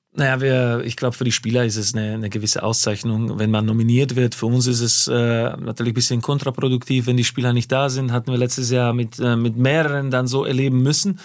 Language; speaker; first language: German; non-native, fluent; Slovak